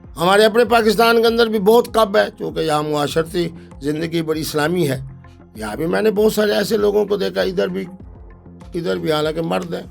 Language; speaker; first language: Urdu; non-native, local second language; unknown